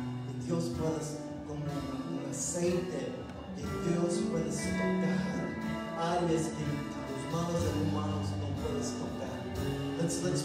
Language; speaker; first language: Spanish; non-native, learner; English